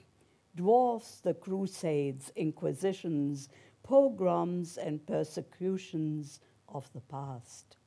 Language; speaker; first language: English; early bilingual, other home language; German